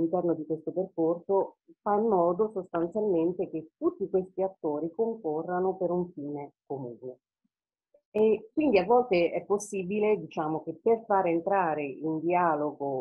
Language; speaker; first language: Italian; native; Italian